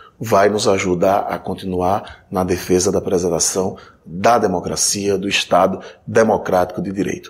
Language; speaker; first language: Portuguese; native; Portuguese